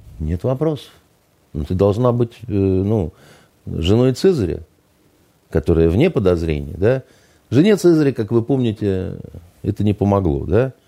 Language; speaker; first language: Russian; native; Russian